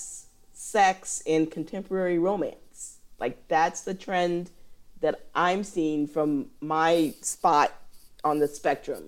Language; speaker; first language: English; native; English